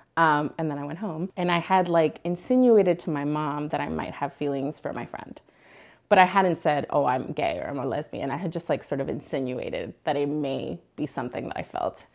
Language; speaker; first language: English; native; English